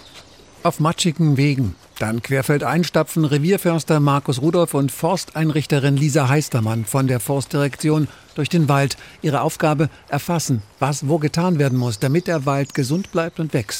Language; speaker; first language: German; native; German